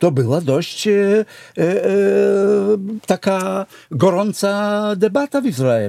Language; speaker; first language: Polish; non-native, fluent; Hebrew